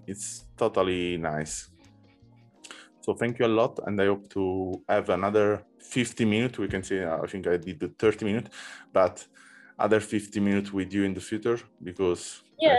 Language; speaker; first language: English; non-native, learner; Italian